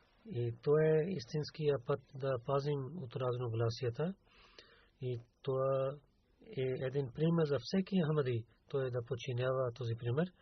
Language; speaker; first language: Bulgarian; non-native, learner; Urdu